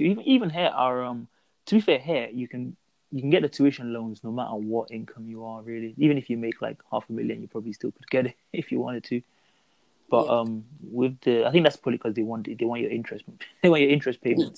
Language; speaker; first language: English; non-native, local second language; Yoruba